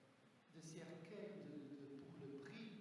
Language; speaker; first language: French; non-native, fluent; Portuguese